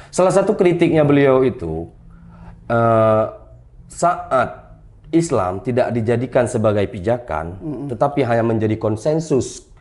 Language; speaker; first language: Indonesian; non-native, local second language; Achinese